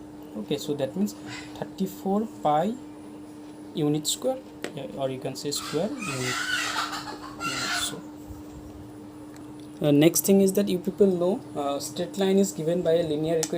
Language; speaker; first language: English; non-native, local second language; Hindi